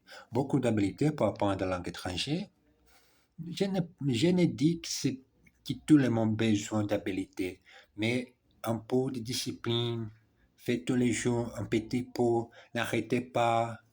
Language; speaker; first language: French; non-native, learner; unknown